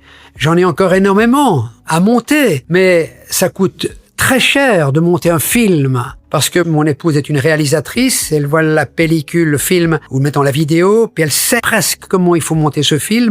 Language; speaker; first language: French; native; French